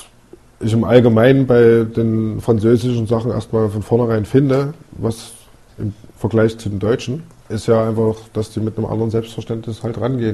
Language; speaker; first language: German; native; German